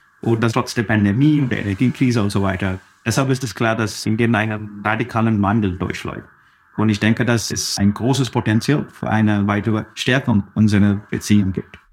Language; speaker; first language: German; non-native, fluent; Telugu